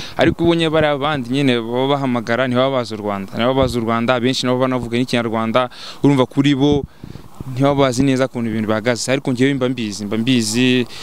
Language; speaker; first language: Kinyarwanda; early bilingual, heritage; Kinyarwanda